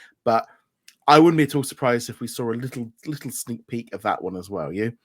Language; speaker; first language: English; native; English